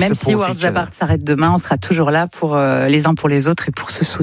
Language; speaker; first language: French; native; French